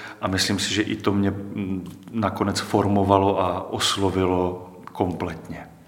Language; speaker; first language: Czech; native; Czech